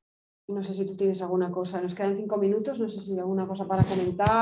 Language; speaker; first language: Spanish; native; Spanish